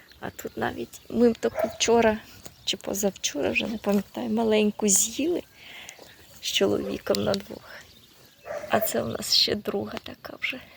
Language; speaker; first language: Ukrainian; native; Ukrainian